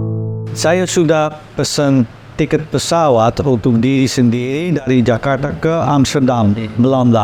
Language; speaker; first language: Indonesian; non-native, learner; Dutch